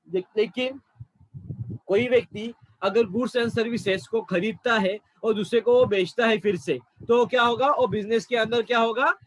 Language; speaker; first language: Hindi; non-native, local second language; Marathi